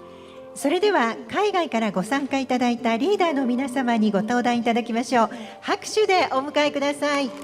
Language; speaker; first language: Japanese; native; Japanese